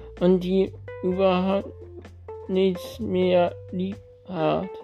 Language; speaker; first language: German; non-native, learner; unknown